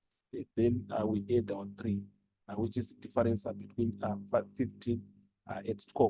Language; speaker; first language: English; non-native, local second language; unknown